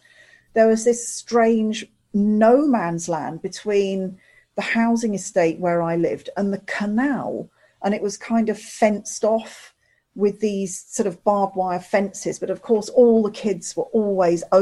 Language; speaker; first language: English; native; English